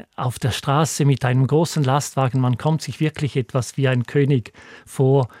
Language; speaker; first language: German; native; German